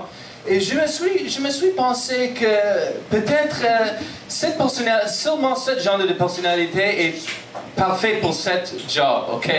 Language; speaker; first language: French; non-native, local second language; English